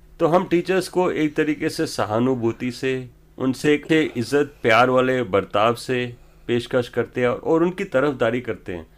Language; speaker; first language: Hindi; native; Hindi